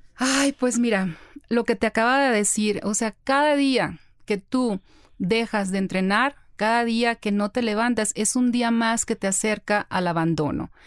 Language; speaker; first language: Spanish; native; Spanish